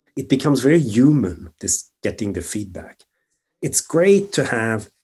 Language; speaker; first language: English; non-native, fluent; Swedish